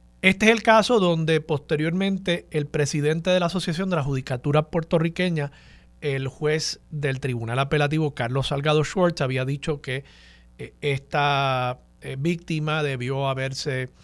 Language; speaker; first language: Spanish; native; Spanish